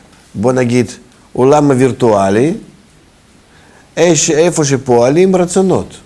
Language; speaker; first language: Hebrew; non-native, fluent; Russian